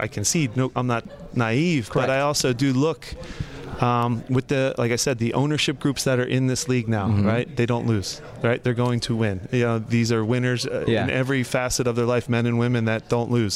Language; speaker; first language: English; native; English